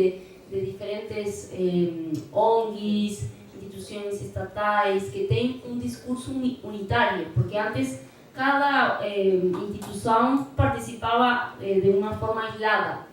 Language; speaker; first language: Portuguese; non-native, fluent; Spanish